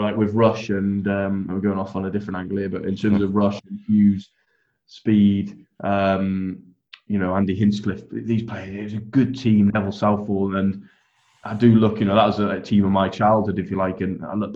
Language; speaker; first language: English; native; English